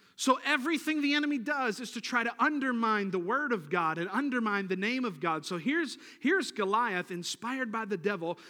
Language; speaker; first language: English; native; English